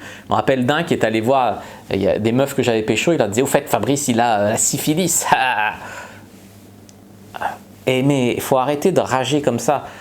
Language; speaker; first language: French; native; French